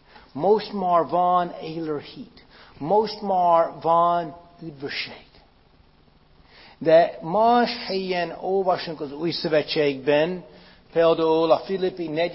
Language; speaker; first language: Hungarian; non-native, fluent; English